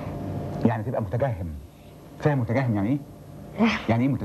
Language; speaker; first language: Arabic; native; Arabic